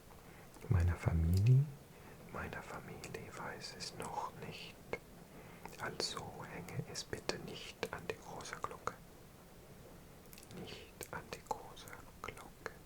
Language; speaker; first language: German; non-native, learner; English